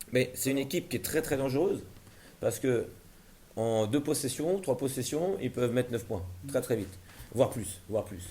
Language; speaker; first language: French; native; French